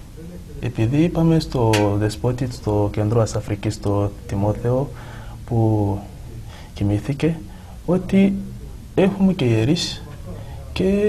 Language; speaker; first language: Greek; non-native, fluent; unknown